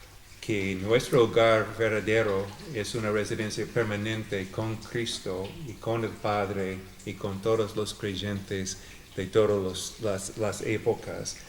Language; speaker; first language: Spanish; non-native, fluent; English